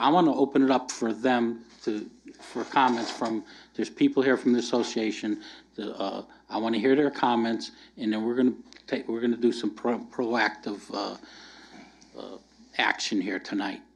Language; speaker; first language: English; native; English